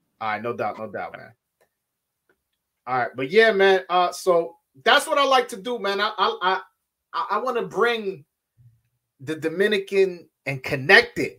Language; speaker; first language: English; early bilingual, other home language; Spanish